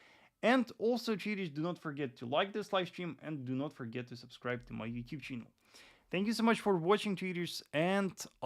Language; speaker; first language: English; non-native, fluent; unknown